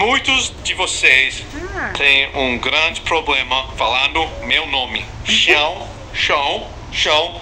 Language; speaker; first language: Portuguese; non-native, learner; English